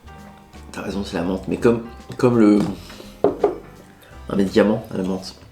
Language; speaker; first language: French; native; French